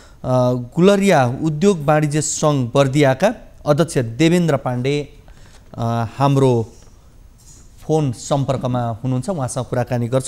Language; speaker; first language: Nepali; native; Nepali